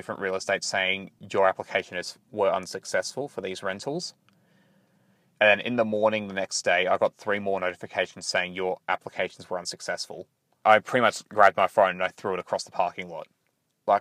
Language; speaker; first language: English; native; English